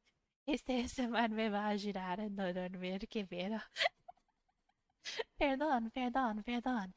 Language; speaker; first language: Spanish; non-native, fluent; English